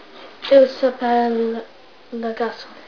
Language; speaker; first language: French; non-native, learner; English